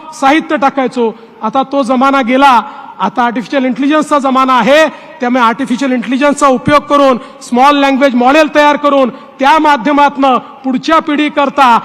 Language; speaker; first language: Marathi; native; Marathi